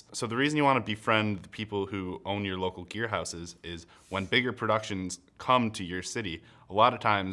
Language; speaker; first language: English; native; English